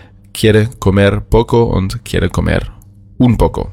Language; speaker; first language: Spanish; non-native, fluent; German